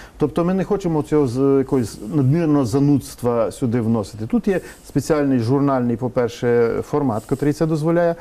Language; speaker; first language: Ukrainian; native; Ukrainian